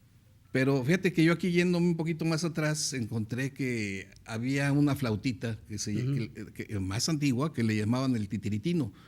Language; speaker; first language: Spanish; native; Spanish